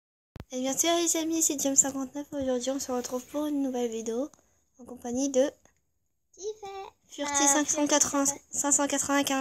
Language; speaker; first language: French; native; French